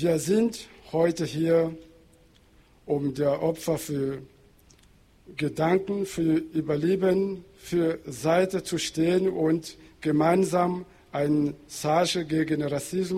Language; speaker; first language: German; non-native, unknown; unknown